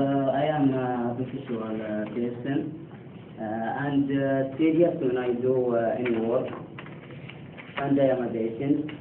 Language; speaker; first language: English; non-native, learner; Arabic